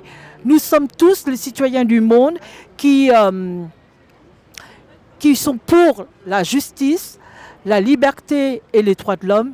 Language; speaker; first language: French; non-native, fluent; Vietnamese